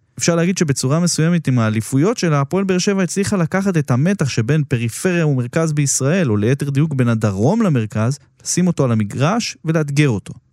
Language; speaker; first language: Hebrew; native; Hebrew